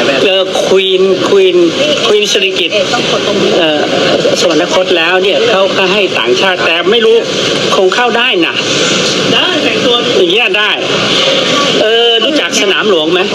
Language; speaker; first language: Thai; native; Thai